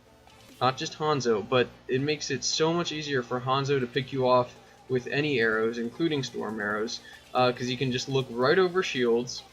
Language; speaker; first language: English; native; English